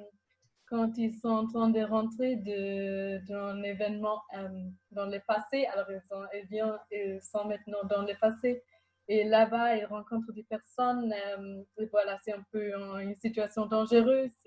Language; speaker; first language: French; non-native, fluent; German